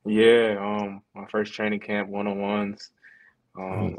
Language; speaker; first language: English; native; English